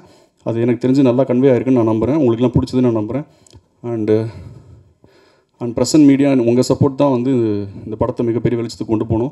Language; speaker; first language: Tamil; native; Tamil